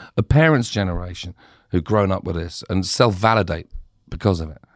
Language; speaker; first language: English; native; English